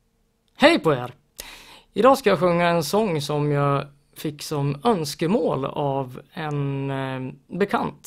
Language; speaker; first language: Swedish; native; Swedish